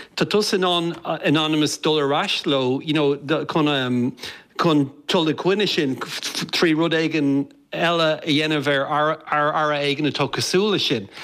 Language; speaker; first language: Irish; non-native, local second language; English